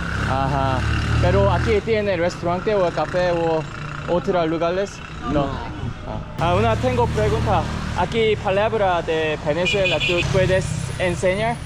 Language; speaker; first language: Spanish; non-native, learner; Korean